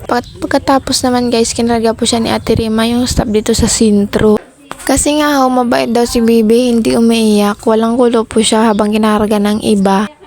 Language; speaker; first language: Filipino; non-native, local second language; Cebuano